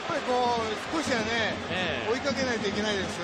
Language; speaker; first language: Japanese; native; Japanese